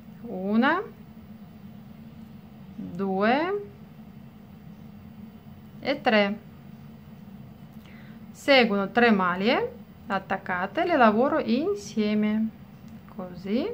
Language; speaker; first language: Italian; non-native, fluent; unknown